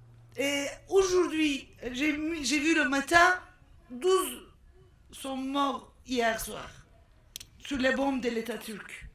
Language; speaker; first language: French; non-native, fluent; Turkish